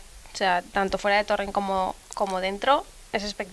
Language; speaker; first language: Spanish; native; Spanish